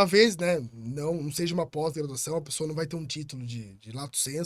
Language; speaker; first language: Portuguese; native; Portuguese